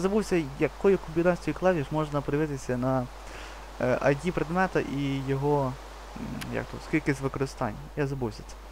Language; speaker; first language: Ukrainian; native; Ukrainian